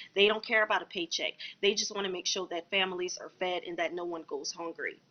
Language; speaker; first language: English; native; English